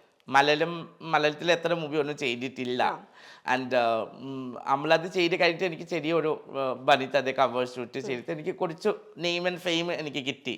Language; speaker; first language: Malayalam; non-native, fluent; Assamese